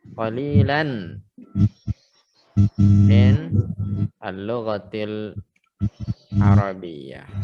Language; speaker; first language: Arabic; non-native, fluent; Indonesian